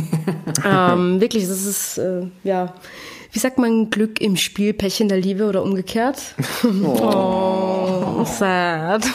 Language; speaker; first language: German; native; German